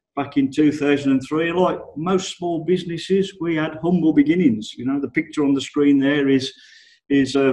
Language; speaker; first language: English; native; English